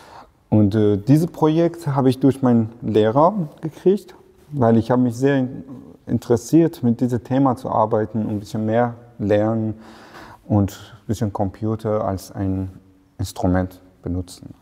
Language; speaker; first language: German; non-native, fluent; Persian